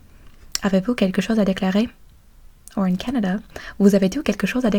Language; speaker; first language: French; non-native, learner; English